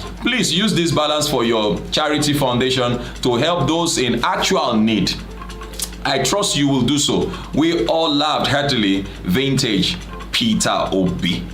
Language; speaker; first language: English; non-native, local second language; Yoruba